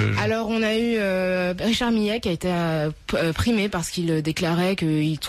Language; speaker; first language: French; native; French